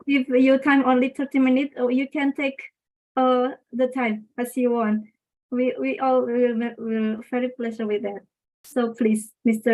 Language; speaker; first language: English; non-native, local second language; Indonesian